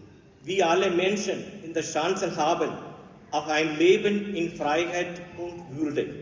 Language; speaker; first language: German; non-native, fluent; Malayalam